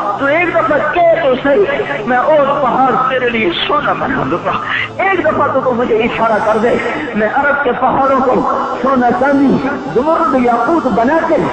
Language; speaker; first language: Urdu; non-native, local second language; Punjabi